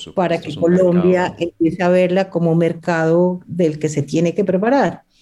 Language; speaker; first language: Spanish; native; Spanish